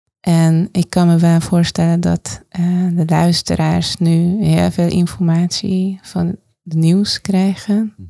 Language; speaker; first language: Dutch; non-native, fluent; Hungarian